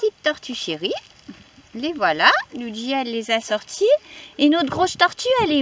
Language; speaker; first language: French; native; French